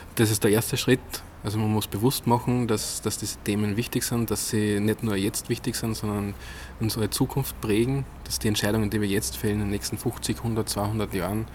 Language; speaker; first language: German; native; German